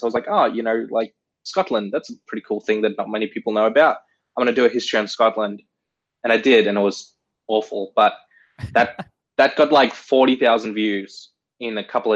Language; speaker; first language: English; native; English